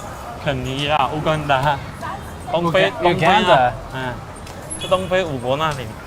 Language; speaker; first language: Chinese; native; Chinese